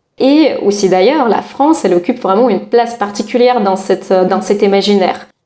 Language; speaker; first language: French; non-native, fluent; Russian